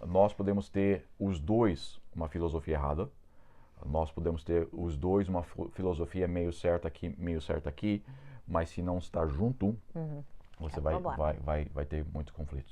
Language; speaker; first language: Portuguese; non-native, fluent; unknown